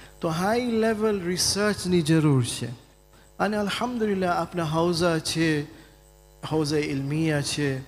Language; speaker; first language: Gujarati; early bilingual, heritage; Gujarati